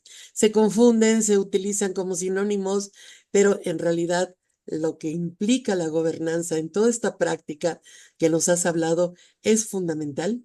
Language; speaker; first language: Spanish; native; Spanish